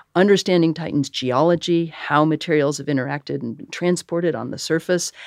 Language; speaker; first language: English; native; English